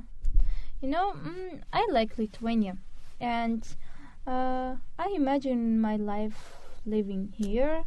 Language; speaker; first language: English; non-native, fluent; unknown